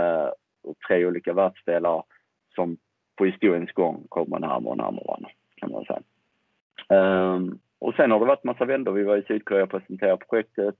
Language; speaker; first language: Swedish; native; Swedish